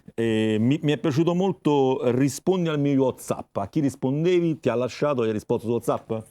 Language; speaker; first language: Italian; native; Italian